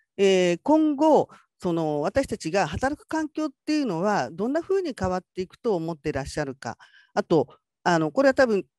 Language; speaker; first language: Japanese; native; Japanese